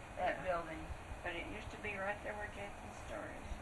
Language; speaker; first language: English; native; English